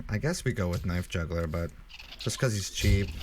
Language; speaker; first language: English; native; English